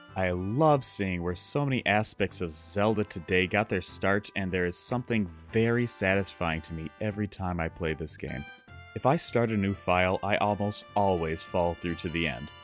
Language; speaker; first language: English; native; English